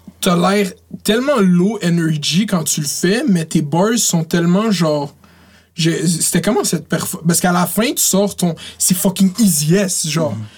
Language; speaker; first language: French; native; French